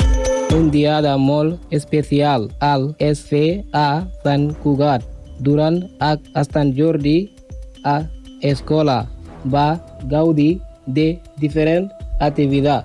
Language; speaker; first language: Catalan; non-native, learner; Spanish